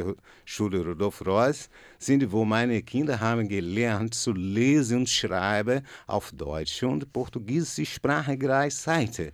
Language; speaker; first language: German; non-native, learner; Portuguese